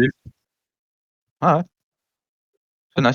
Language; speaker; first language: French; native; French